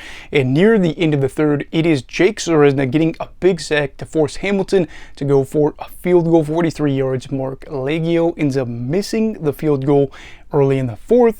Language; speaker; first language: English; native; English